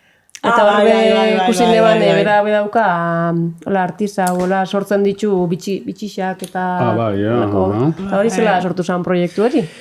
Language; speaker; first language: Basque; native; Basque